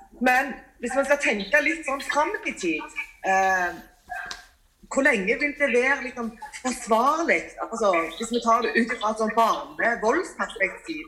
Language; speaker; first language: Norwegian; native; Norwegian